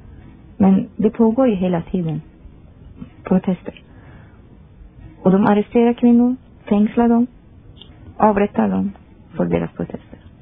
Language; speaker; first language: Swedish; non-native, fluent; Persian